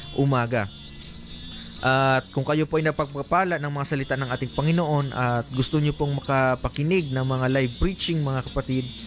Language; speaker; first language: Filipino; non-native, local second language; Bikol